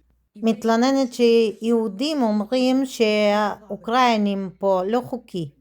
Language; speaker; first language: Hebrew; non-native, fluent; Russian